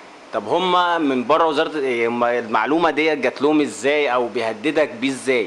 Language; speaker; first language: Arabic; native; Arabic